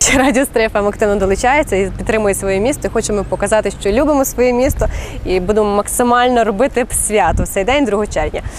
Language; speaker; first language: Ukrainian; native; Ukrainian